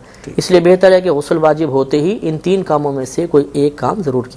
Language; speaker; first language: Urdu; native; Urdu